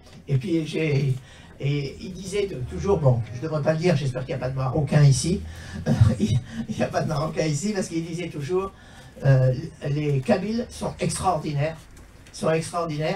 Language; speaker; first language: French; native; French